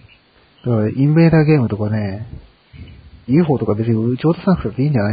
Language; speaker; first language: Japanese; native; Japanese